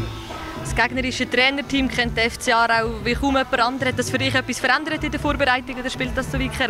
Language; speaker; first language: German; native; German